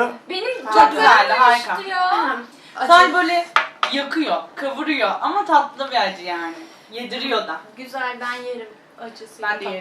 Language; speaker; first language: Turkish; native; Turkish